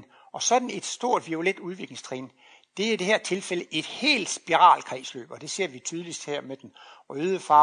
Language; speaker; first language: Danish; native; Danish